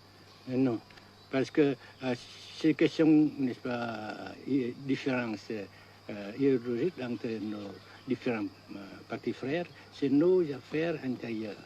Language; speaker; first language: French; non-native, fluent; Vietnamese